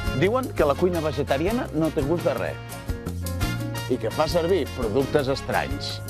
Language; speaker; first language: Catalan; native; Catalan